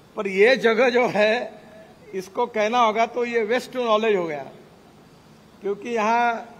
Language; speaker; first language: Hindi; non-native, local second language; Marathi